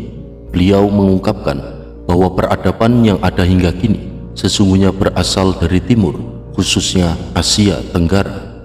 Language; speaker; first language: Indonesian; native; Indonesian